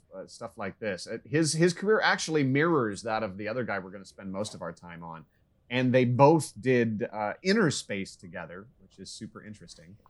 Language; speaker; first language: English; native; English